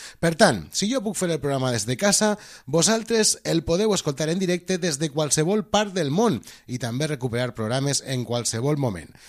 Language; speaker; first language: Catalan; native; Catalan